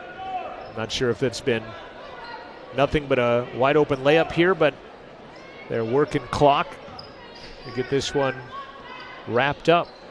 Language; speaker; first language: English; native; English